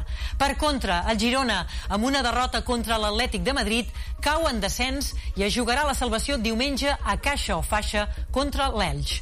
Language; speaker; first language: Catalan; native; Catalan